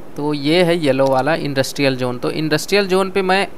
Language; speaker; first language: Hindi; native; Hindi